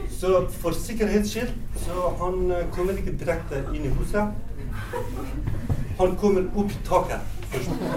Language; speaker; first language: Norwegian; non-native, fluent; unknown